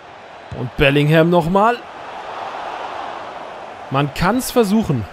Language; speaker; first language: German; native; German